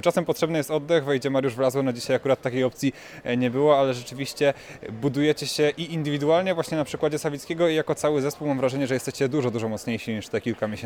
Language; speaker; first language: Polish; native; Polish